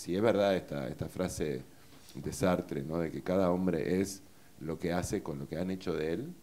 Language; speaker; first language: Spanish; native; Spanish